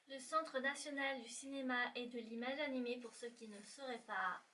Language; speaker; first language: French; native; French